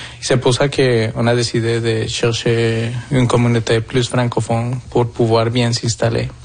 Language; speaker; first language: French; non-native, fluent; Spanish